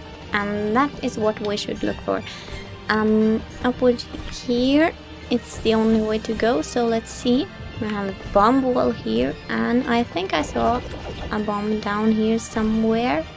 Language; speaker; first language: English; non-native, fluent; Norwegian